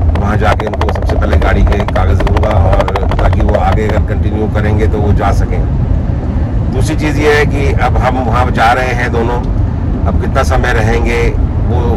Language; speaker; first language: Hindi; non-native, local second language; Punjabi